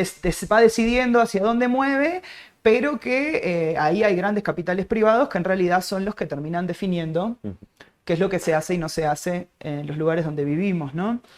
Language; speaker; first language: Spanish; native; Spanish